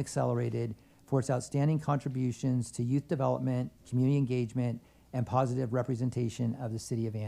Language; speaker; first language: English; native; English